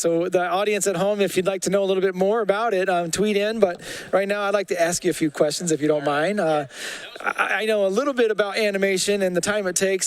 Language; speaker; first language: English; native; English